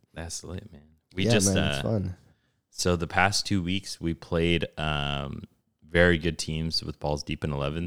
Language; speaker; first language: English; early bilingual, other home language; Spanish